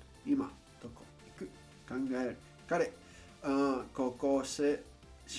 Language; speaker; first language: Japanese; non-native, learner; English